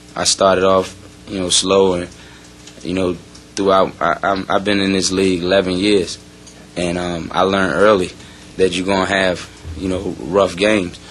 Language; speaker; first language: English; native; English